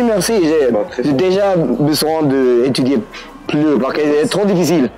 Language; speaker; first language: French; non-native, learner; Spanish